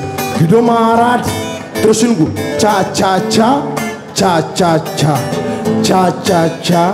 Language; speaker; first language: Czech; non-native, learner; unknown